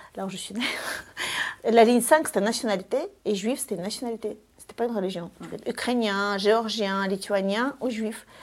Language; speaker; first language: French; early bilingual, other home language; Russian